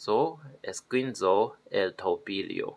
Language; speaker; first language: Spanish; non-native, learner; Chinese